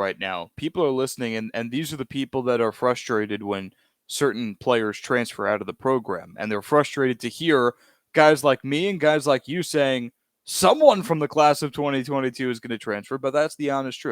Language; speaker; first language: English; native; English